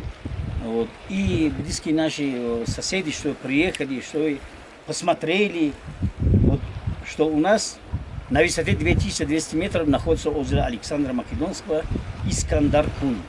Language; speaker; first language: Russian; non-native, local second language; Tajik